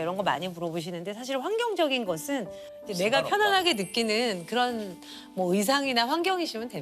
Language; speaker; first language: Korean; native; Korean